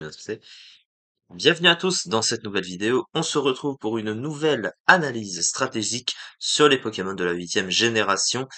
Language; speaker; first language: French; native; French